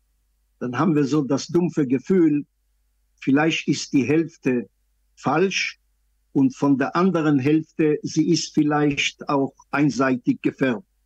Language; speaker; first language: German; non-native, fluent; Hebrew